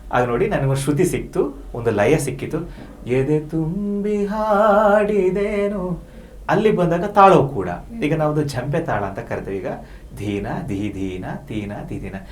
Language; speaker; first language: Kannada; native; Kannada